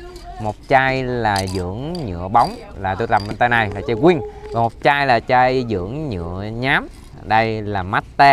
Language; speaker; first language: Vietnamese; native; Vietnamese